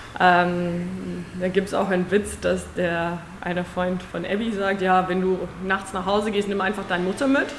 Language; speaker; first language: German; non-native, fluent; Afrikaans